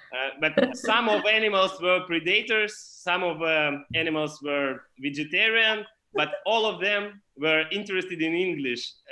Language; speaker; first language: English; non-native, learner; Russian